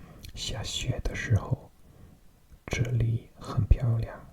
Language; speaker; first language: Chinese; non-native, learner; English